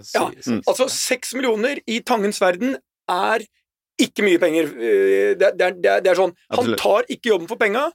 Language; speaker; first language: Norwegian; native; Norwegian